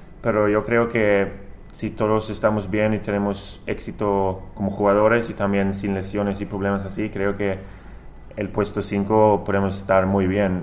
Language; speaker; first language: Spanish; non-native, fluent; Swedish